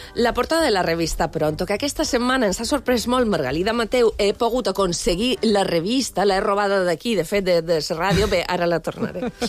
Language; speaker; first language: Catalan; native; Catalan